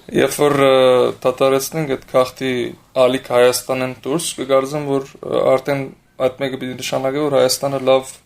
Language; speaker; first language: Armenian; early bilingual, heritage; Armenian